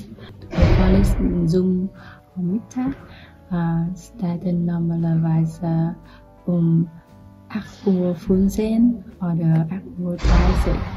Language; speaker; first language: German; non-native, learner; Vietnamese